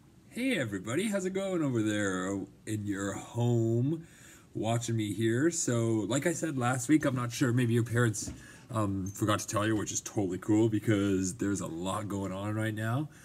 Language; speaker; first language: English; native; English